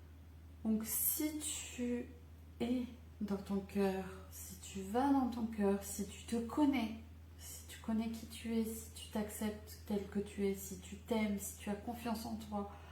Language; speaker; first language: French; native; French